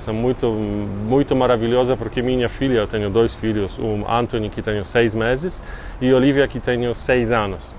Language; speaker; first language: Portuguese; non-native, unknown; Polish